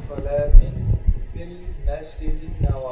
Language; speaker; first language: Arabic; non-native, learner; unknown